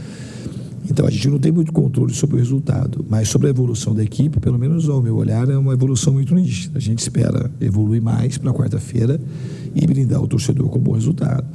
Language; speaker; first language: Portuguese; native; Portuguese